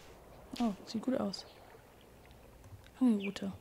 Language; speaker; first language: German; native; German